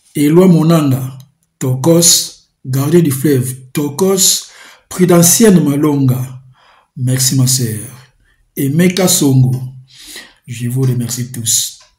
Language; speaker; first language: French; non-native, local second language; Lingala